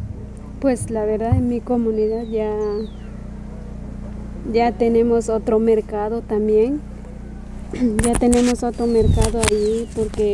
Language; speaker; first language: Spanish; non-native, local second language; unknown